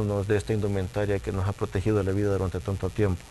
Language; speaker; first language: Spanish; native; Spanish